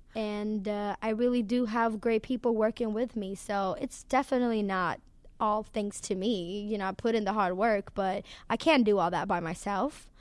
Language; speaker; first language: English; non-native, fluent; Swedish